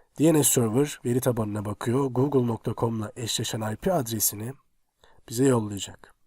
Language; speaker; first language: Turkish; native; Turkish